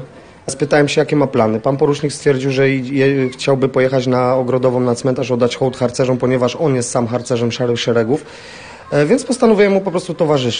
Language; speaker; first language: Polish; native; Polish